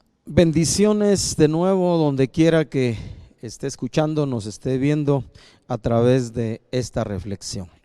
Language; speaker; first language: Spanish; native; Spanish